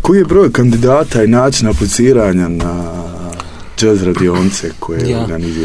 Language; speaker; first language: Serbian; native; Serbian